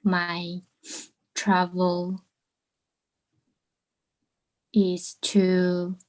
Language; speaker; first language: English; non-native, learner; Chinese